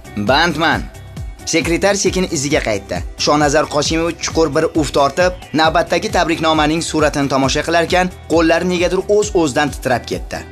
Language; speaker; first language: Uzbek; native; Uzbek